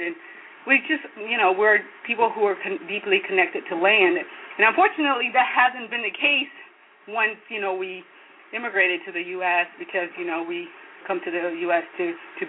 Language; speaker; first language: English; non-native, local second language; Kikuyu